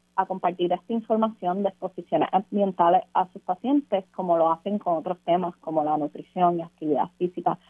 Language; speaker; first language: Spanish; native; Spanish